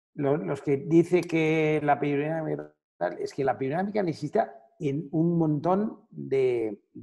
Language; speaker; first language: Spanish; non-native, fluent; Danish